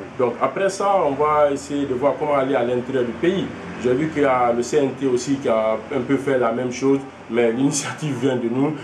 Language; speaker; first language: French; non-native, local second language; Fula